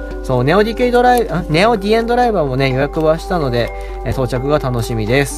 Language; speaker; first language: Japanese; native; Japanese